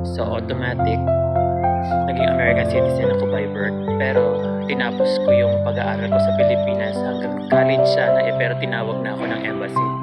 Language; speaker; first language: Filipino; native; Filipino